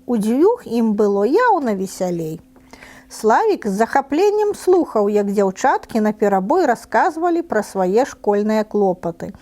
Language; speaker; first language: Belarusian; non-native, local second language; Russian